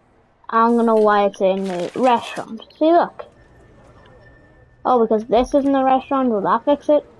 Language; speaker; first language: English; native; English